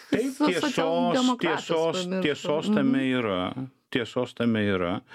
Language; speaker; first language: Lithuanian; native; Lithuanian